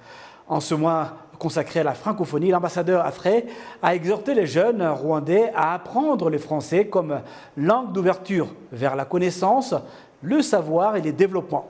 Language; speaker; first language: French; non-native, local second language; Kinyarwanda